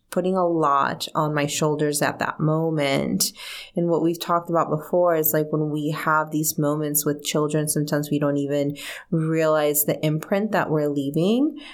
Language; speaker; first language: English; early bilingual, other home language; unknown